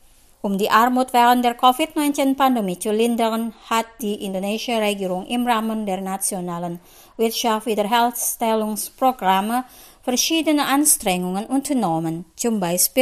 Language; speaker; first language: German; non-native, fluent; Indonesian